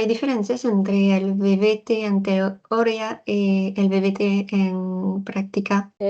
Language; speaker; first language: Spanish; non-native, fluent; French